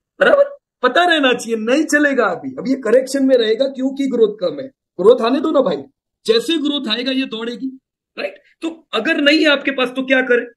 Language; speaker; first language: Hindi; non-native, local second language; Gujarati